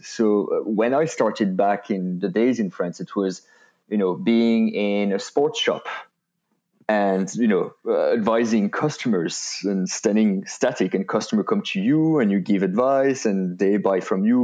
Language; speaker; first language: English; non-native, fluent; French